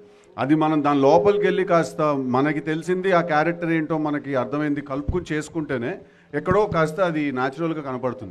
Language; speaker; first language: Telugu; native; Telugu